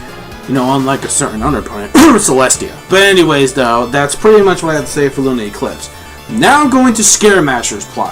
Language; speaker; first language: English; native; English